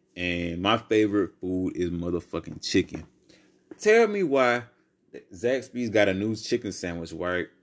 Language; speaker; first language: English; native; English